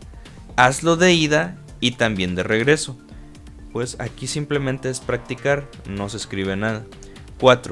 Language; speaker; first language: Spanish; native; Spanish